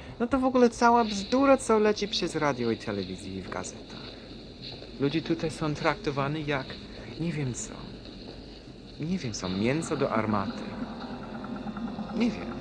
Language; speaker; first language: Polish; non-native, fluent; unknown